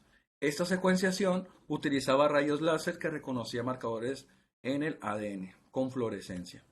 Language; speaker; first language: Spanish; native; Spanish